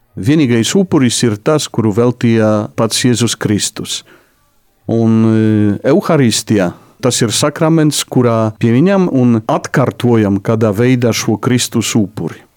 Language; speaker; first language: Latvian; non-native, fluent; Polish